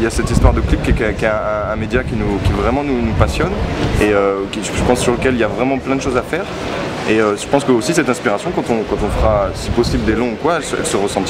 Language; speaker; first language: French; native; French